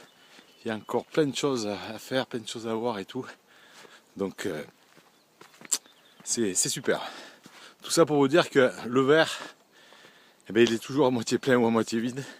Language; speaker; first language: French; native; French